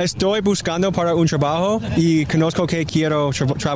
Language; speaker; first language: Spanish; non-native, learner; English